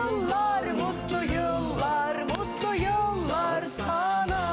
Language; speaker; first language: Turkish; native; Turkish